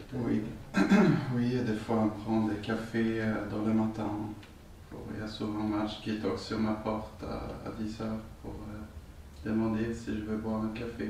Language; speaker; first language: French; non-native, fluent; Swedish